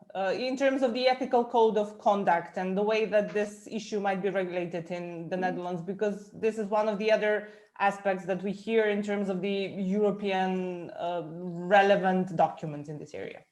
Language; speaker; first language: English; non-native, fluent; Macedonian